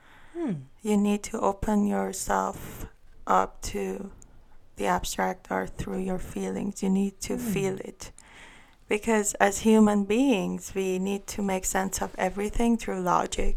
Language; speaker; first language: English; non-native, fluent; Armenian